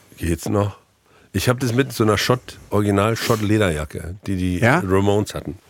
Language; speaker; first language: German; native; German